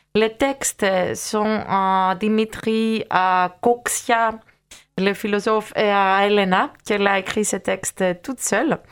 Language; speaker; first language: French; non-native, fluent; Greek